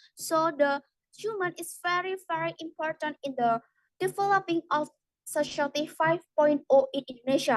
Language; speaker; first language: English; non-native, learner; Indonesian